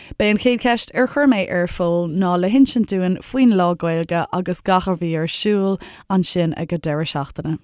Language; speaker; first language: Irish; non-native, local second language; English